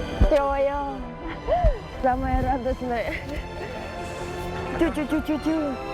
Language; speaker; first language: Russian; native; Russian